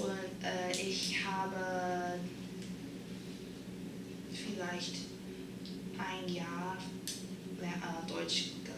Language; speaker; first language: German; non-native, learner; Chinese